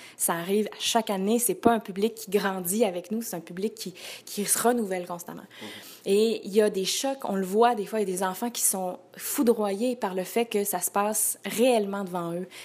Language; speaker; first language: French; native; French